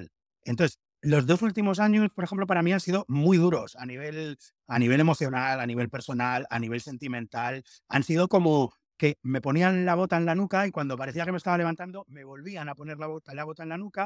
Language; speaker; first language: Spanish; native; Spanish